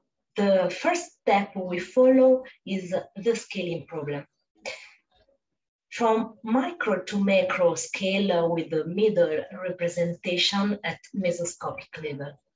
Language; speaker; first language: English; non-native, fluent; Italian